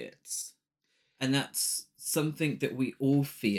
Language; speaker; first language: English; native; English